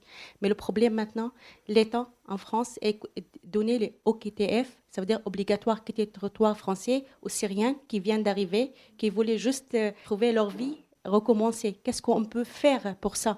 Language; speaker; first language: French; non-native, learner; Arabic